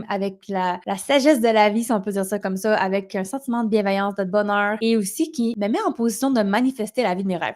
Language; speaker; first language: French; native; French